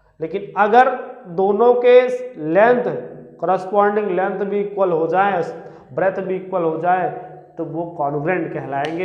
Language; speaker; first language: Hindi; native; Hindi